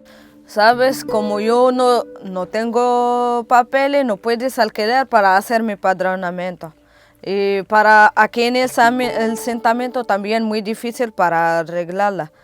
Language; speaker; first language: Spanish; non-native, learner; Arabic